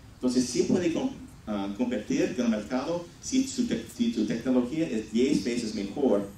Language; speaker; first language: Spanish; non-native, fluent; English